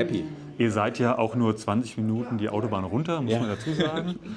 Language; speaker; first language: German; native; German